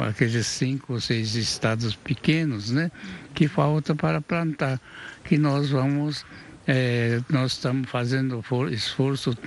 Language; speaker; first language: Portuguese; early bilingual, other home language; Japanese